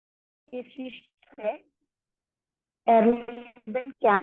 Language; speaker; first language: German; non-native, learner; Malayalam